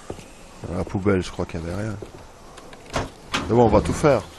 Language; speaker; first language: French; native; French